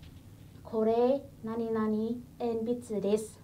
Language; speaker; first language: Japanese; non-native, fluent; Vietnamese